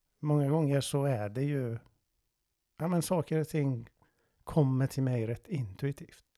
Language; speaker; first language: Swedish; non-native, fluent; Persian